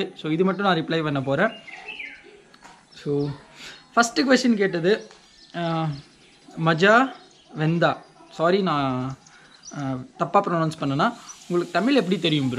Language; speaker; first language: Tamil; non-native, local second language; Hindi